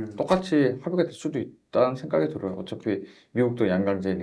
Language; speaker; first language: Korean; native; Korean